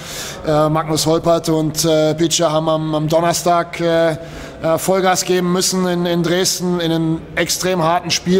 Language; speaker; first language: German; native; German